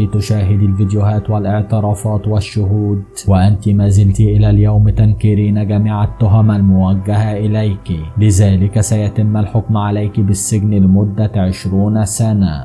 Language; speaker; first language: Arabic; native; Arabic